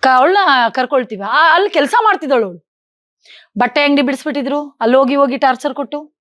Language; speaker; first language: Kannada; native; Kannada